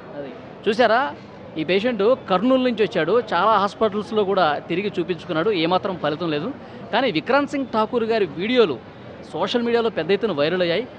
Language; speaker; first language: Telugu; native; Telugu